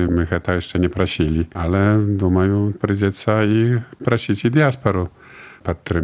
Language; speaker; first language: Polish; non-native, local second language; Belarusian